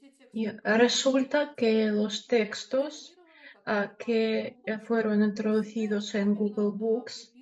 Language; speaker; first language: Spanish; non-native, fluent; Russian